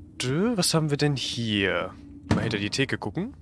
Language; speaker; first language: German; native; German